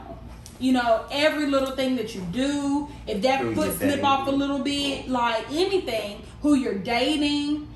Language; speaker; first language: English; native; English